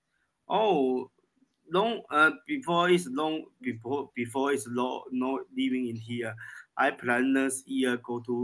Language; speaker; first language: English; non-native, learner; Chinese